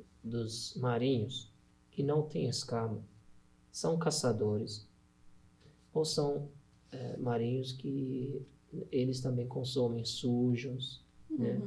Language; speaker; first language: Portuguese; non-native, learner; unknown